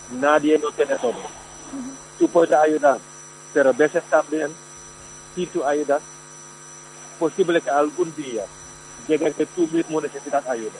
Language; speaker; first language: Spanish; non-native, fluent; Wolof